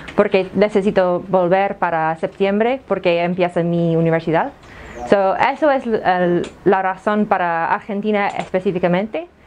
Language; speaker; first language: Spanish; non-native, fluent; English